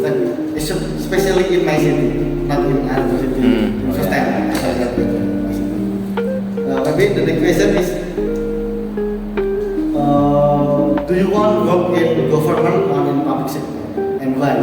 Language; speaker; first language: English; non-native, learner; Indonesian